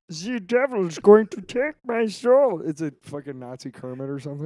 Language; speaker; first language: English; native; English